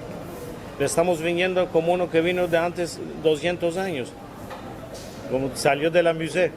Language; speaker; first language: Spanish; early bilingual, heritage; Ladino